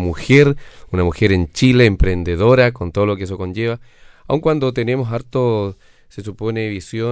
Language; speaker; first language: Spanish; native; Spanish